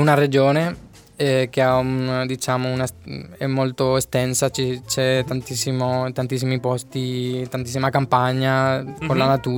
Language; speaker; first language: Italian; non-native, fluent; Spanish